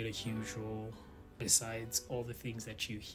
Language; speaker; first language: English; non-native, local second language; Tswana